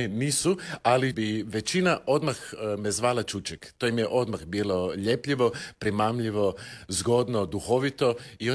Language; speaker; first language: Croatian; native; Croatian